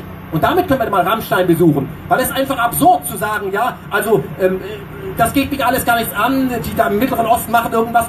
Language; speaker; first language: German; native; German